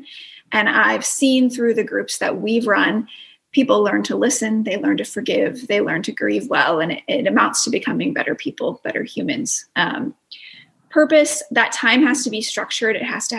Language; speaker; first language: English; native; English